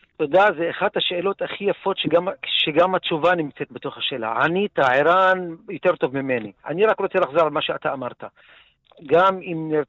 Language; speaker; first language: Hebrew; non-native, local second language; Arabic